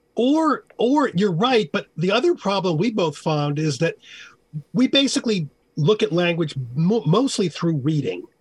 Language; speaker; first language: English; native; English